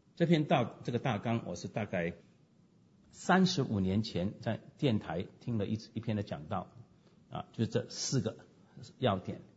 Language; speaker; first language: Chinese; non-native, local second language; Cantonese